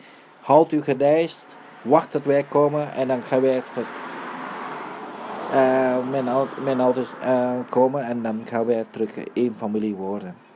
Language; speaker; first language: Dutch; early bilingual, other home language; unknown